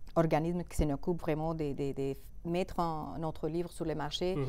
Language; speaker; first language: French; non-native, fluent; Spanish